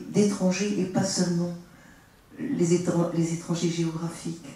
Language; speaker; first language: French; early bilingual, other home language; Spanish